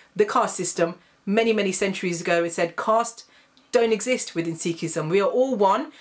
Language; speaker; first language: English; native; English